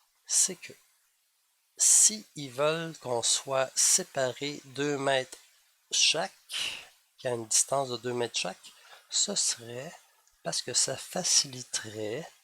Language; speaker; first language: French; native; French